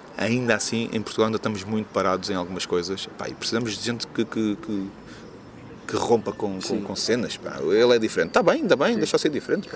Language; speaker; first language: Portuguese; native; Portuguese